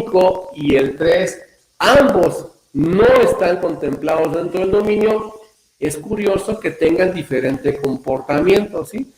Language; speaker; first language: Spanish; native; Spanish